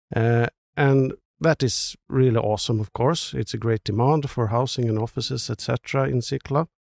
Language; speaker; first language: English; non-native, fluent; Swedish